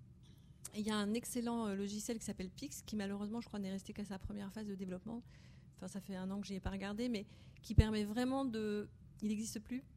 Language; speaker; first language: French; native; French